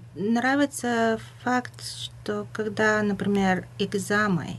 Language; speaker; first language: Russian; non-native, fluent; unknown